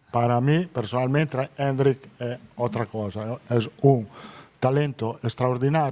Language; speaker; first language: Portuguese; non-native, learner; Italian